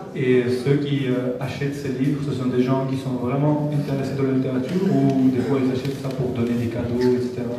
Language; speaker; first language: French; non-native, fluent; Georgian